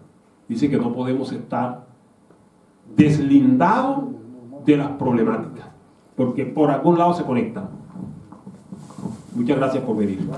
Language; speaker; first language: Spanish; native; Spanish